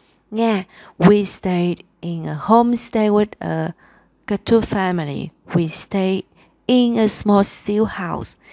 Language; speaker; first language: English; non-native, fluent; Vietnamese